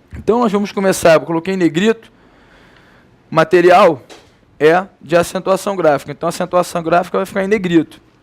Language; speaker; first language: Portuguese; native; Portuguese